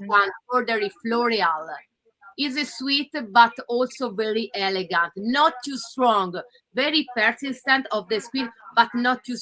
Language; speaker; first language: English; non-native, learner; Italian